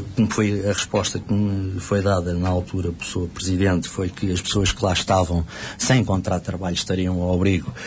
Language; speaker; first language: Portuguese; native; Portuguese